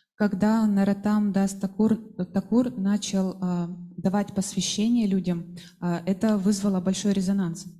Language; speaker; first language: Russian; native; Russian